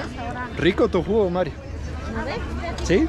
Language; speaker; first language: Spanish; non-native, learner; Danish